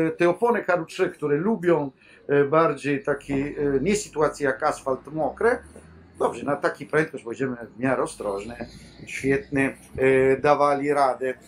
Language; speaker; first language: Polish; non-native, fluent; Italian